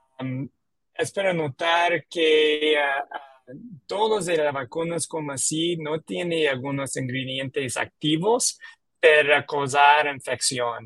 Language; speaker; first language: Spanish; non-native, learner; English